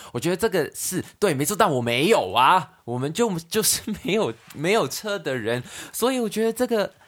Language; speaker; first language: Chinese; non-native, local second language; Cantonese